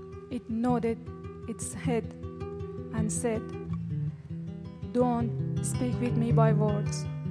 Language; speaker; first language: English; non-native, fluent; Persian